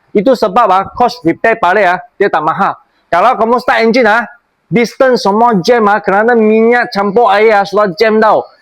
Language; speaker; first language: Malay; non-native, local second language; Chinese